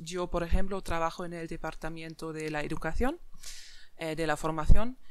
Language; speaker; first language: Spanish; non-native, fluent; German